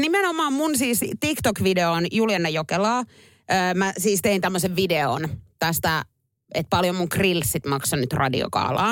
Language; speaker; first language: Finnish; native; Finnish